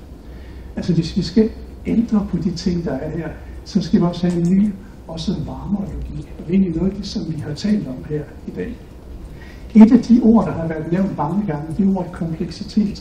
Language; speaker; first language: Danish; native; Danish